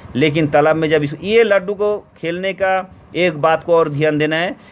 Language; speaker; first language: Hindi; non-native, local second language; Bangla